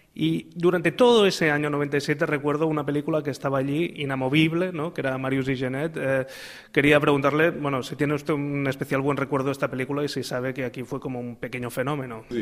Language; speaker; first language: Spanish; non-native, local second language; Catalan